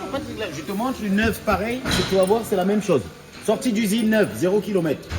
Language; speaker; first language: French; native; French